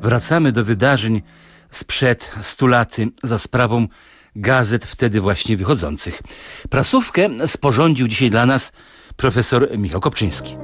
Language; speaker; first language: Polish; native; Polish